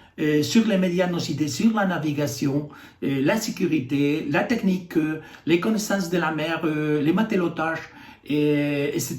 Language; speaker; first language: French; non-native, fluent; Spanish